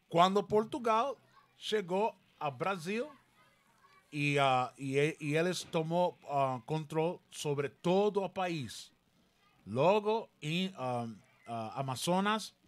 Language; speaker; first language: Portuguese; non-native, learner; Spanish